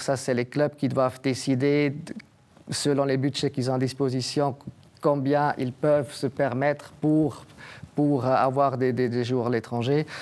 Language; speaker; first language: French; native; French